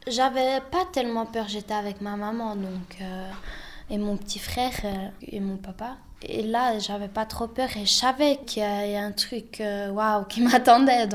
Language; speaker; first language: French; early bilingual, other home language; Bosnian